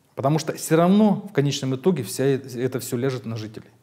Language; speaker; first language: Russian; native; Russian